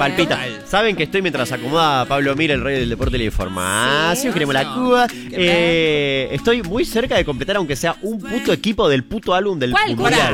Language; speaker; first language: Spanish; native; Spanish